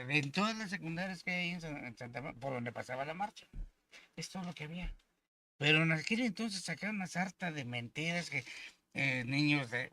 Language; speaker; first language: Spanish; native; Spanish